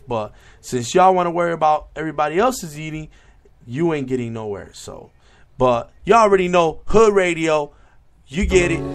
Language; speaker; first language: English; native; English